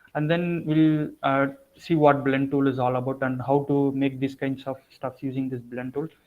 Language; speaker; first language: English; non-native, local second language; Tamil